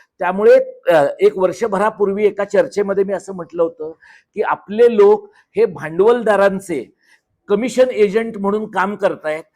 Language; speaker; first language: Marathi; native; Marathi